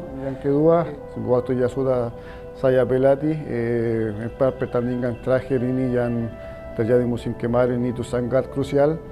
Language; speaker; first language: Indonesian; non-native, fluent; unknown